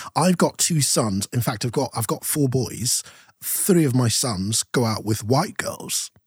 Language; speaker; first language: English; non-native, local second language; Yoruba